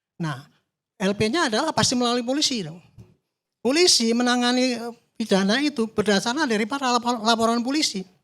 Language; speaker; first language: Indonesian; native; Indonesian